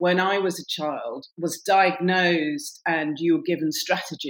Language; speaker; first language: English; native; English